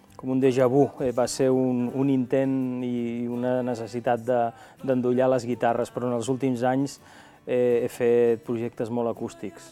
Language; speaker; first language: Catalan; non-native, local second language; Spanish